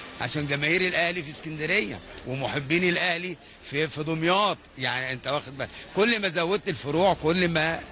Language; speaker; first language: Arabic; native; Arabic